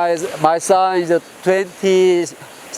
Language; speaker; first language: English; non-native, learner; Korean